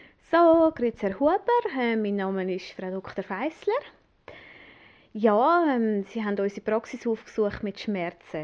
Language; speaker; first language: German; native; German